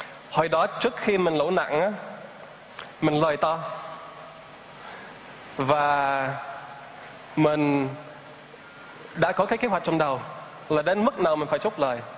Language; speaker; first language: Vietnamese; non-native, fluent; English